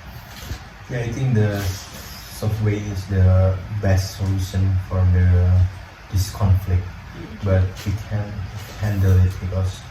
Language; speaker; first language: English; non-native, learner; Indonesian